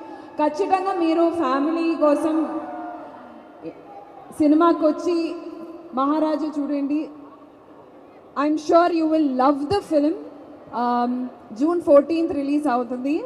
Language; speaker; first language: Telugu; non-native, fluent; Malayalam